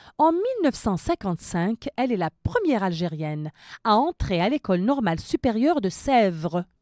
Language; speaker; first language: French; non-native, local second language; Arabic